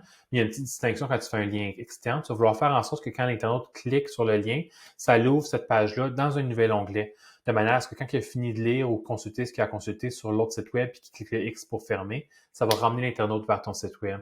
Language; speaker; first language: French; native; French